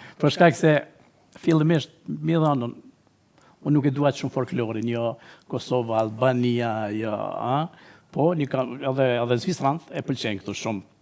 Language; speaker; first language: Albanian; native; Albanian